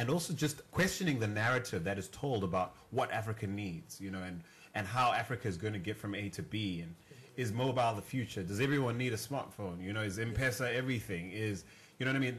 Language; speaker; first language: English; non-native, local second language; North Ndebele